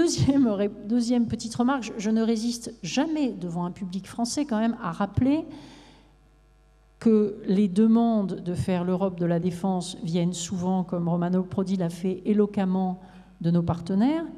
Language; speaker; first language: French; native; French